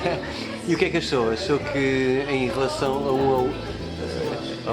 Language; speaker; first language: Portuguese; native; Portuguese